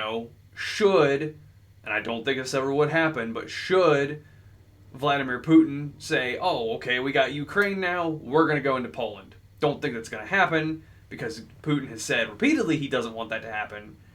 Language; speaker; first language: English; native; English